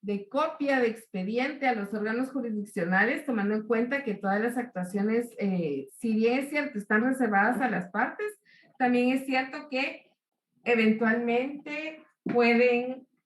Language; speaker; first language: Spanish; native; Spanish